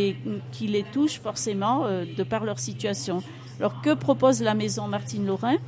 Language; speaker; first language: French; native; French